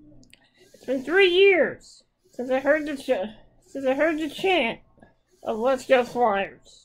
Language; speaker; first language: English; native; English